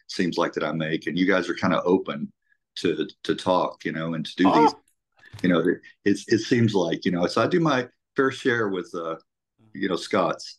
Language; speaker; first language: English; native; English